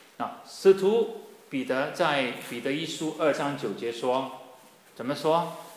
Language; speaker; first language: Chinese; native; Chinese